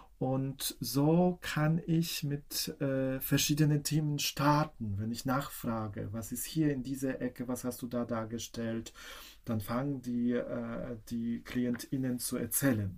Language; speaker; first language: German; non-native, fluent; Polish